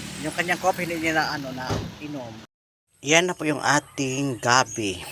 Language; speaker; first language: Filipino; native; Filipino